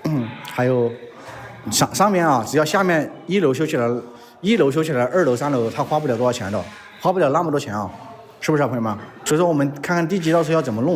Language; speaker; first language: Chinese; native; Chinese